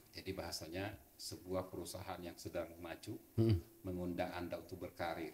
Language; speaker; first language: Indonesian; native; Indonesian